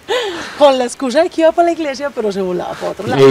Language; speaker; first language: Spanish; native; Spanish